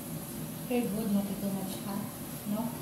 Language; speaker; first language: English; non-native, learner; Filipino